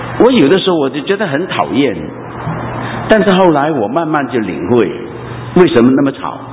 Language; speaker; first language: Chinese; non-native, local second language; Cantonese